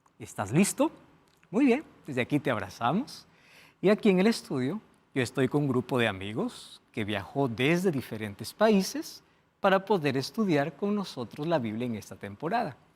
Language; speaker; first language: Spanish; non-native, fluent; Portuguese